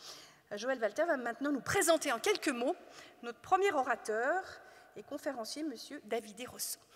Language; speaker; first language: French; native; French